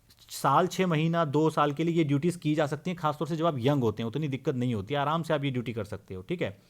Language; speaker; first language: Hindi; native; Hindi